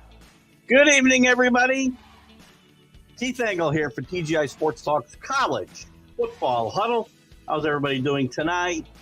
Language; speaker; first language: English; native; English